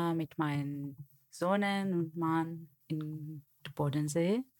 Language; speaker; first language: German; non-native, learner; Hebrew